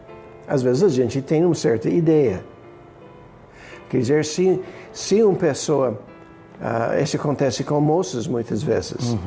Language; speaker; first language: Portuguese; non-native, fluent; English